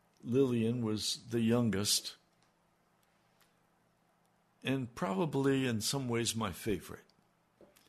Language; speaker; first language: English; native; English